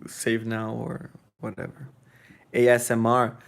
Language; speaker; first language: English; non-native, fluent; Portuguese